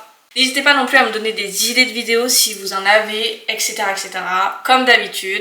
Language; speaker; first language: French; native; French